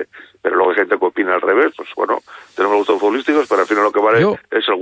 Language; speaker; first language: Spanish; native; Spanish